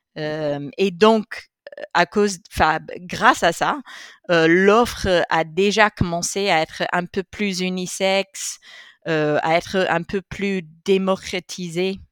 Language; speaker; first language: French; non-native, fluent; English